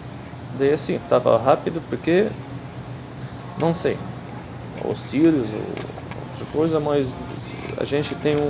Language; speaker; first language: Portuguese; non-native, fluent; Arabic